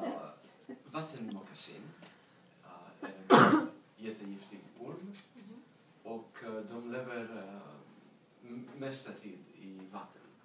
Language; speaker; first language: Swedish; non-native, learner; English